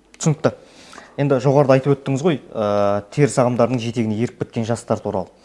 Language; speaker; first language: Kazakh; native; Kazakh